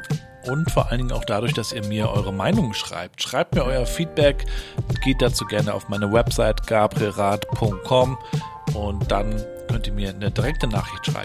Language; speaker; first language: German; native; German